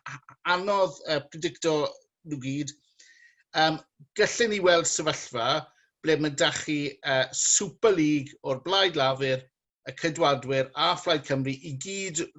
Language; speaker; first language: Welsh; native; Welsh